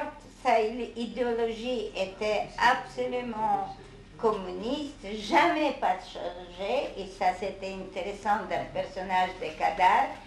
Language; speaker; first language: French; non-native, fluent; Hungarian